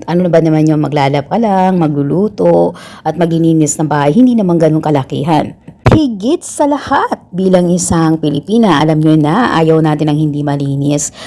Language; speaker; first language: Filipino; native; Filipino